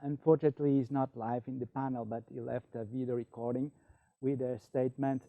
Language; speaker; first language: English; non-native, fluent; Portuguese